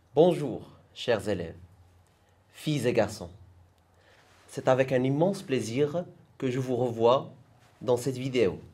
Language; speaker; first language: French; non-native, local second language; Arabic